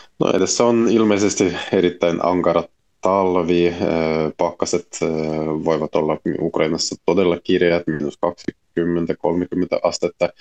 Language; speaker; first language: Finnish; non-native, fluent; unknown